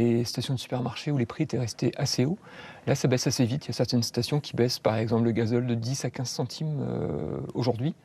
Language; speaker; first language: French; native; French